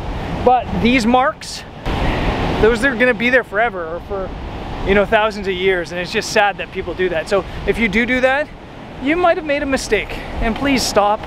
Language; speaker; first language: English; native; English